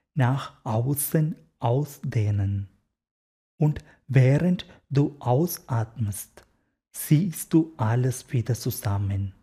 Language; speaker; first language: German; non-native, learner; Malayalam